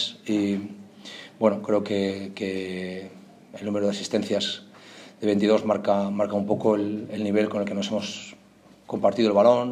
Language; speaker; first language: Spanish; native; Spanish